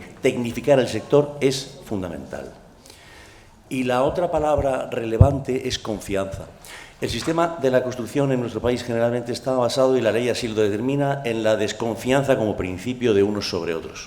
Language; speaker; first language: Spanish; native; Spanish